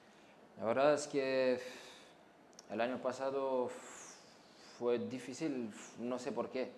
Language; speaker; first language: Spanish; non-native, fluent; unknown